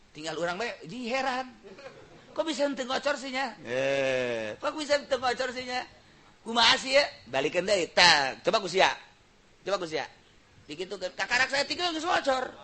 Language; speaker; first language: Sundanese; native; Sundanese